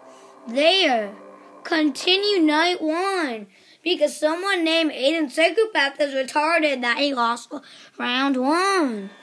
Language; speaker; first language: English; native; English